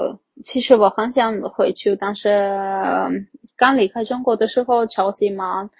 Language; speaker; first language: Chinese; non-native, fluent; Armenian